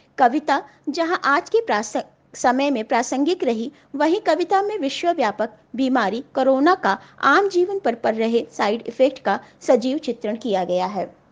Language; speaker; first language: Hindi; native; Hindi